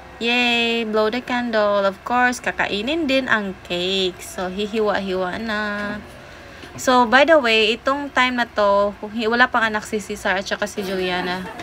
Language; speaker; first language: Filipino; non-native, local second language; Cebuano